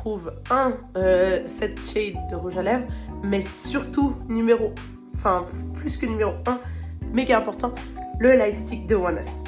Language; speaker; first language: French; native; French